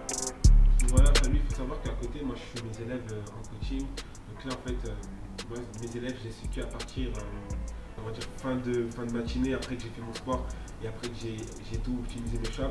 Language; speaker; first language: French; native; French